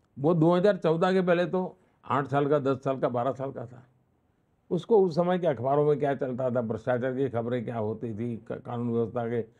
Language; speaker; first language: Hindi; non-native, local second language; Gujarati